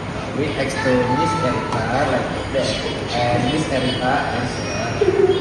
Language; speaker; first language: English; non-native, learner; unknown